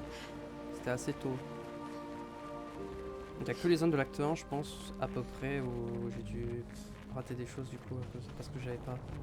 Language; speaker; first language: French; native; French